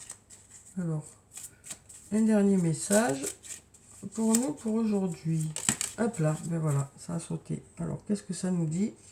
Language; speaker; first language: French; native; French